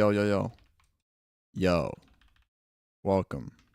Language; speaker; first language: English; native; English